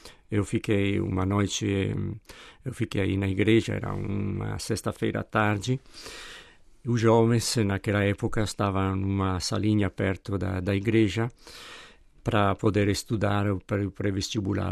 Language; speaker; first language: Portuguese; non-native, fluent; Italian